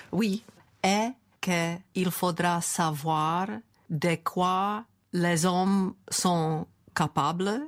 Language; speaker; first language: French; non-native, fluent; Czech